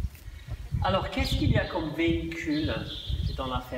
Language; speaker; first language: French; non-native, fluent; English